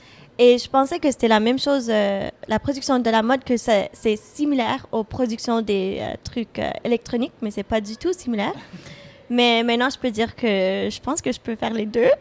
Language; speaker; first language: French; non-native, fluent; English